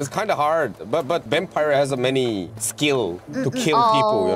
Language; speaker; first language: English; non-native, learner; Korean